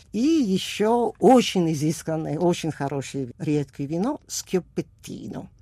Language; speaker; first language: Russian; non-native, fluent; Italian